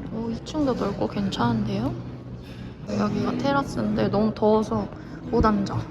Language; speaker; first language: Korean; native; Korean